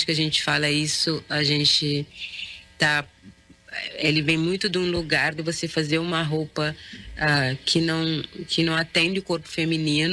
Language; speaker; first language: Portuguese; non-native, local second language; Kabuverdianu